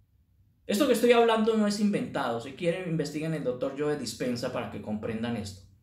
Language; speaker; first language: Spanish; native; Spanish